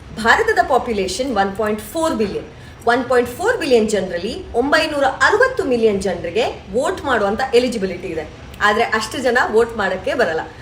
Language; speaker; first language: Kannada; native; Kannada